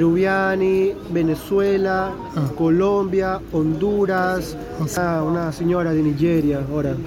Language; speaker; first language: Italian; non-native, learner; Spanish